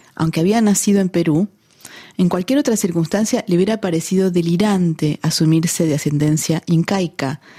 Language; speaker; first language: Spanish; native; Spanish